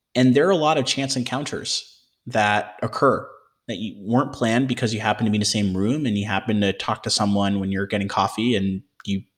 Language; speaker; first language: English; native; English